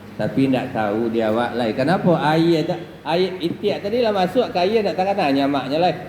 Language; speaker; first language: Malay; non-native, local second language; Minangkabau